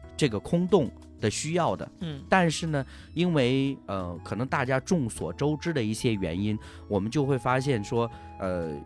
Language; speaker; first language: Chinese; native; Chinese